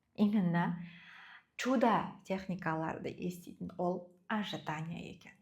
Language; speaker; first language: Russian; non-native, local second language; Kazakh